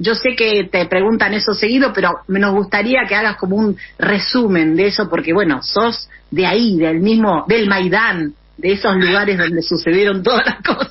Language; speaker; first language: Spanish; native; Spanish